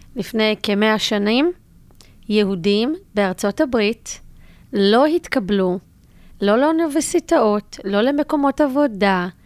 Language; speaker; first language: Hebrew; native; Hebrew